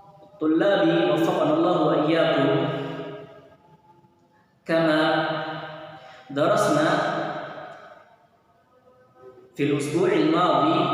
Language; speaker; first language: Arabic; non-native, fluent; Indonesian